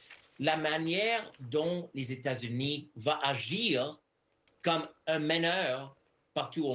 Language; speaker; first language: French; non-native, fluent; English